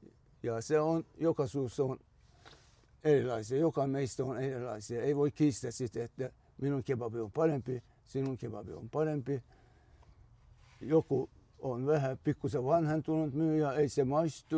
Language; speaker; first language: Finnish; non-native, fluent; Turkish